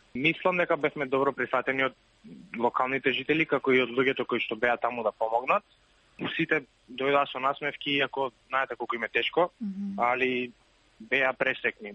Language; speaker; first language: Macedonian; native; Macedonian